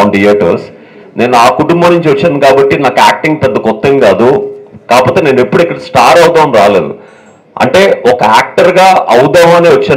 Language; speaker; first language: Telugu; native; Telugu